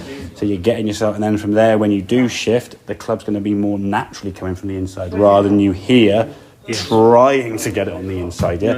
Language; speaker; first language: English; native; English